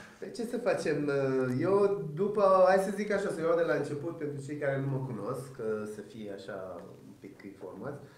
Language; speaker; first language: Romanian; early bilingual, other home language; Persian